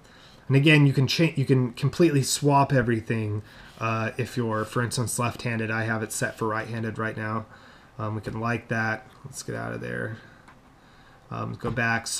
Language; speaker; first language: English; native; English